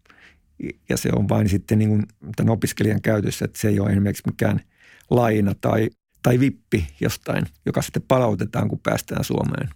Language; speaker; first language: Finnish; native; Finnish